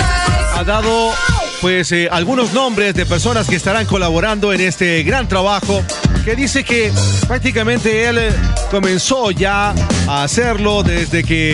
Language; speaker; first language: Spanish; native; Spanish